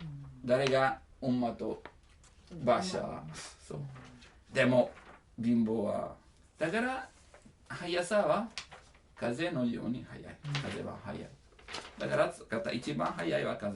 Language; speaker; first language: Japanese; non-native, learner; Italian